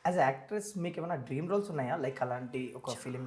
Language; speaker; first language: Telugu; native; Telugu